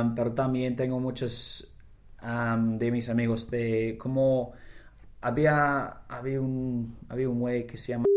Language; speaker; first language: Spanish; non-native, fluent; English